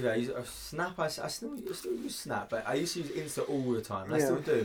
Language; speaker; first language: English; native; English